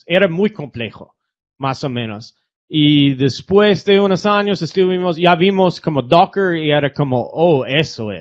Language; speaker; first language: Spanish; non-native, fluent; English